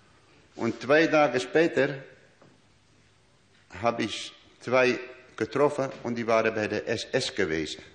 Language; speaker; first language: German; non-native, learner; Dutch